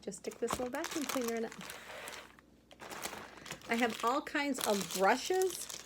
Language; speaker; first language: English; native; English